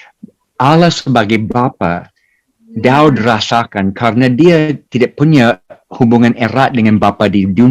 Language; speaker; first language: Indonesian; non-native, fluent; English